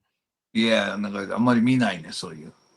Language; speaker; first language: Japanese; non-native, learner; English